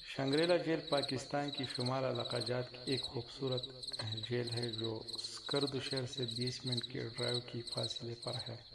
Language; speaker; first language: Urdu; non-native, local second language; Pashto